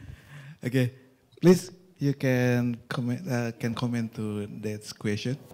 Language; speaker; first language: English; non-native, local second language; Indonesian